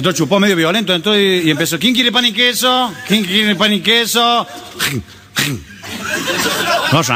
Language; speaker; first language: Spanish; native; Spanish